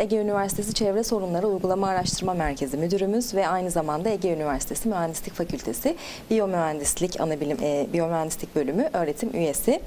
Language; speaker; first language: Turkish; native; Turkish